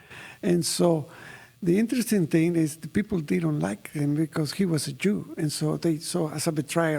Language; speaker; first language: English; non-native, fluent; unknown